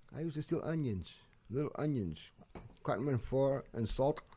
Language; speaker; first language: English; non-native, fluent; Portuguese